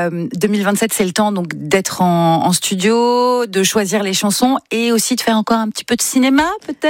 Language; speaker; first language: French; native; French